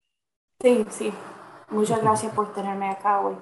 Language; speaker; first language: Spanish; non-native, fluent; English